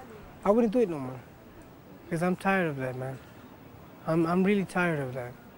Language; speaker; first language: English; early bilingual, other home language; Spanish